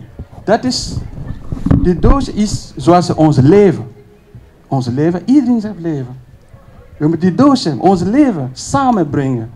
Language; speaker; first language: Dutch; non-native, learner; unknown